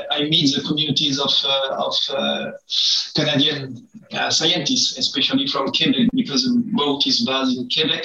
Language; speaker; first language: English; non-native, learner; French